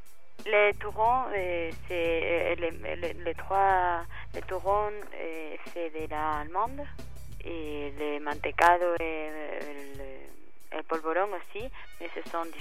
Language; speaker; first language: French; non-native, fluent; Spanish